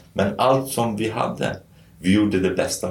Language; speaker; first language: Swedish; non-native, fluent; Kurdish